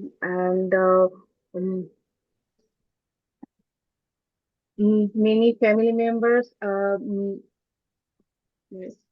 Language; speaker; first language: English; non-native, learner; Bangla